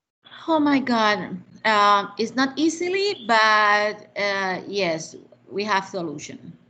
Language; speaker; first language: English; non-native, learner; Spanish